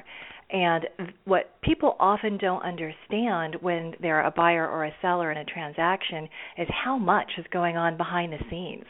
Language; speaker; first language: English; native; English